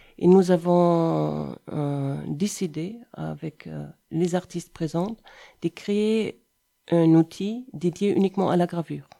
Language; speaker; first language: French; non-native, fluent; German